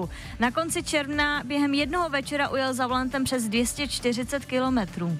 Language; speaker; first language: Czech; native; Czech